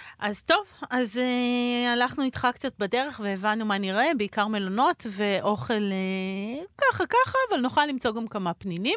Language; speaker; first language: Hebrew; native; Hebrew